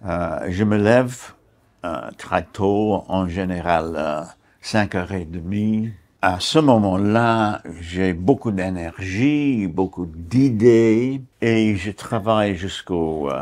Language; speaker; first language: French; non-native, fluent; English